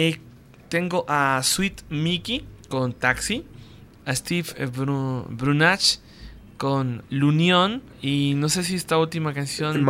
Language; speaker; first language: Spanish; native; Spanish